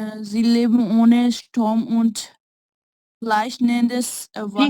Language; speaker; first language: German; non-native, learner; Punjabi